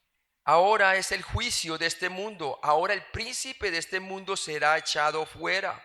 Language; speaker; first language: Spanish; native; Spanish